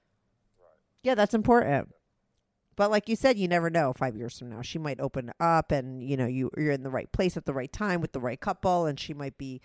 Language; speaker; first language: English; native; English